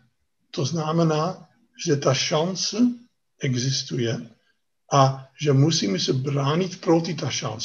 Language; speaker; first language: Czech; non-native, fluent; Dutch